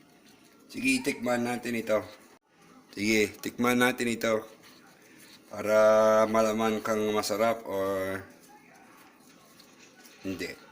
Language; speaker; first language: Filipino; non-native, learner; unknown